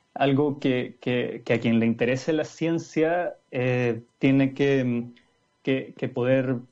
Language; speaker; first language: Spanish; native; Spanish